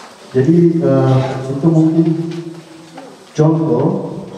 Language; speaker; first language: Indonesian; native; Indonesian